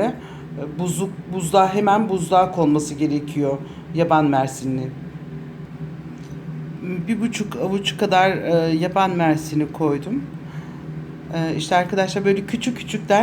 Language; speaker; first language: Turkish; native; Turkish